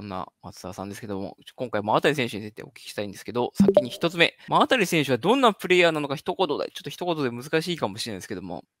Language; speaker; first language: Japanese; native; Japanese